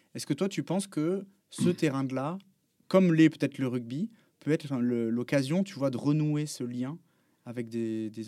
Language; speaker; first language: French; native; French